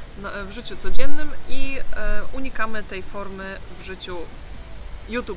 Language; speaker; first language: Polish; native; Polish